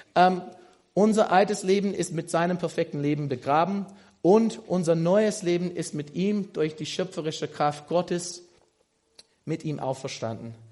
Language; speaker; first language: German; non-native, fluent; English